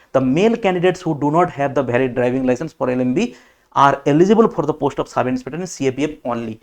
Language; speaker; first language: English; non-native, local second language; Bangla